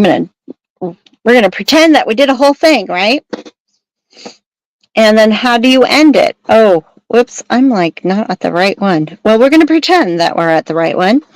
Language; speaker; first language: English; native; English